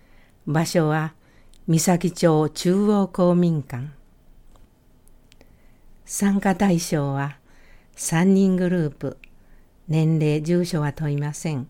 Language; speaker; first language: Japanese; native; Japanese